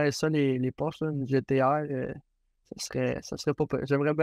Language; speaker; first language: French; native; French